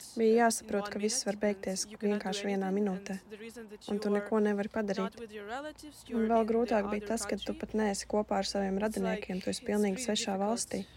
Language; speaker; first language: Latvian; non-native, fluent; Russian